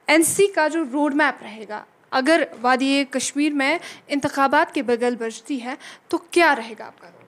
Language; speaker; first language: Hindi; non-native, local second language; Kashmiri